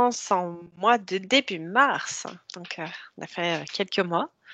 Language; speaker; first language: French; native; French